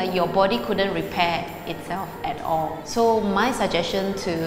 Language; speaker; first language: English; non-native, local second language; Chinese